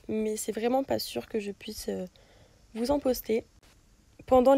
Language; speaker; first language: French; native; French